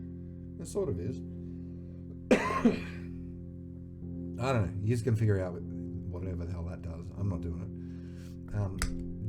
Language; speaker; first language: English; native; English